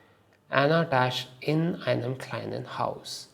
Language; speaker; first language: German; non-native, learner; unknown